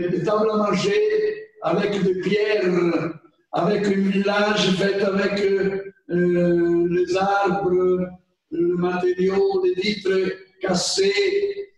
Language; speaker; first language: French; non-native, fluent; Italian